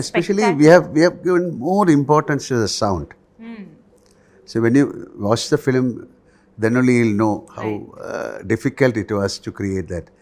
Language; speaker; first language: English; non-native, local second language; Malayalam